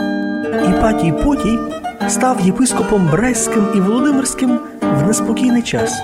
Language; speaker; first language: Ukrainian; native; Ukrainian